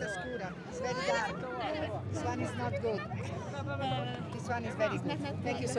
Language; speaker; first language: English; non-native, learner; Italian